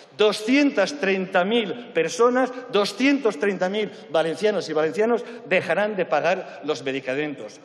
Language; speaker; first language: Spanish; non-native, local second language; Catalan